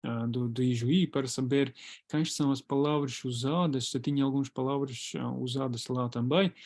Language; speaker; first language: Portuguese; non-native, fluent; Latvian